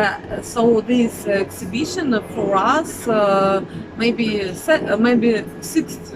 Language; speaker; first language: English; non-native, learner; Russian